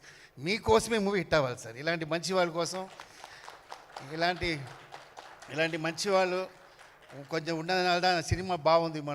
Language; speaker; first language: Telugu; non-native, learner; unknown